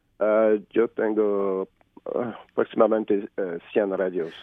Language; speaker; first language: Spanish; non-native, learner; French